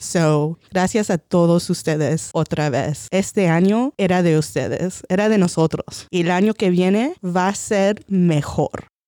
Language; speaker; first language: Spanish; early bilingual, heritage; Spanish